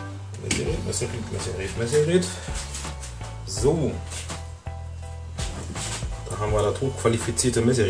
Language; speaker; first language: German; native; German